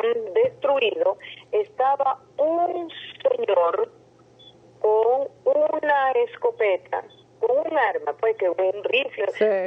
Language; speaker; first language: Spanish; native; Spanish